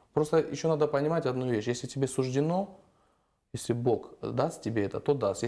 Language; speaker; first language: Russian; non-native, local second language; Armenian